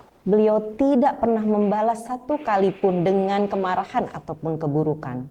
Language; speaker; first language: Indonesian; native; Indonesian